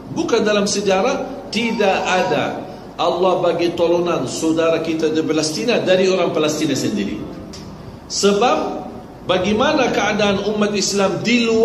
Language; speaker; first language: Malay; non-native, fluent; Arabic